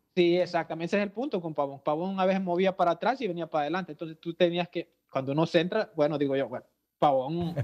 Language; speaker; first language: Spanish; native; Spanish